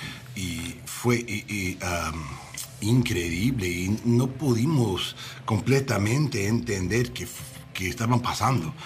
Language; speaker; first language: Spanish; non-native, learner; English